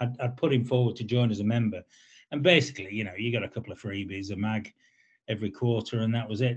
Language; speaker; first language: English; native; English